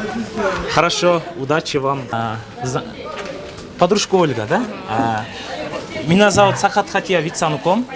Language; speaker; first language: Russian; non-native, local second language; Kyrgyz